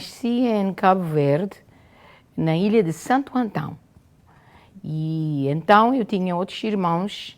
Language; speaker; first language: Portuguese; non-native, local second language; Kabuverdianu